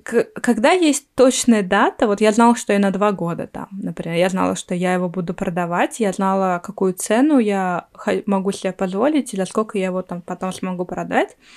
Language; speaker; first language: Russian; native; Russian